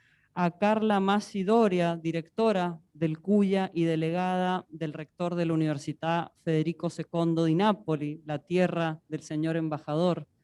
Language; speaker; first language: Spanish; native; Spanish